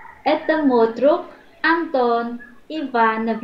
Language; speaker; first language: Russian; non-native, learner; Vietnamese